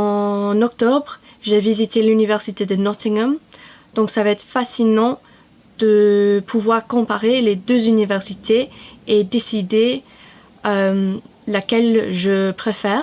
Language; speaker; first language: French; non-native, fluent; English